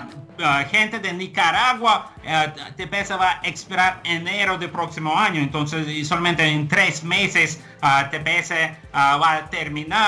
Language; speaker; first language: Spanish; non-native, fluent; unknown